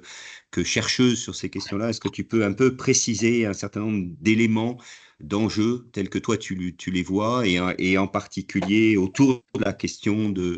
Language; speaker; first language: French; native; French